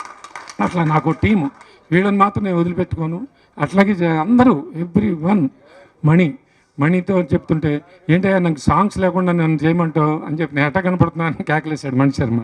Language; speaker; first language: Telugu; native; Telugu